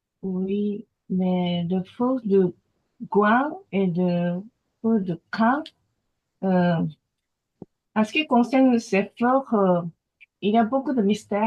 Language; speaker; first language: French; non-native, fluent; Japanese